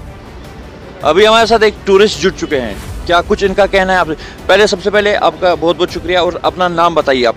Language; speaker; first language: Hindi; non-native, local second language; Kashmiri